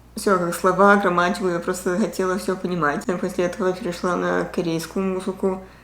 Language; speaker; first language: Russian; early bilingual, heritage; Russian